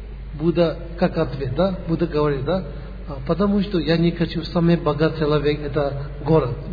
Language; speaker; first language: Russian; non-native, learner; Tibetan